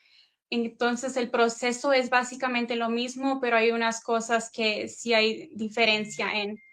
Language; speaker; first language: Spanish; early bilingual, heritage; Spanish